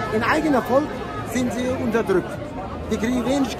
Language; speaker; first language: German; non-native, fluent; Turkish